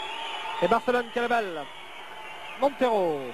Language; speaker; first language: French; native; French